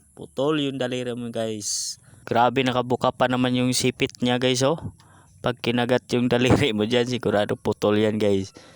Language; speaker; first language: Filipino; non-native, local second language; Cebuano